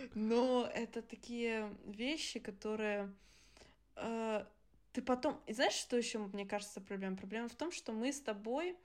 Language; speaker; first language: Russian; early bilingual, other home language; Adyghe